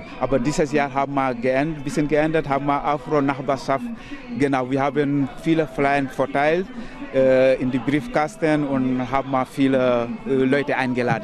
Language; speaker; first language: German; non-native, learner; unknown